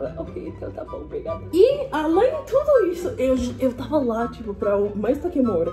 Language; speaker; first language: Portuguese; non-native, fluent; English